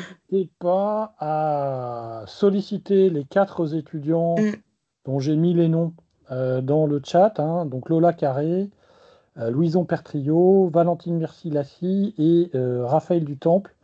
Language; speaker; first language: French; native; French